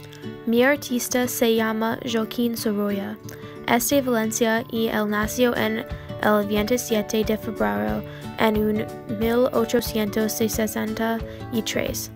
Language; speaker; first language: Spanish; non-native, learner; English